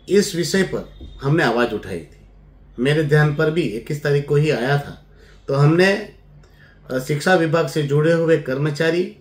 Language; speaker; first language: Hindi; non-native, local second language; Gujarati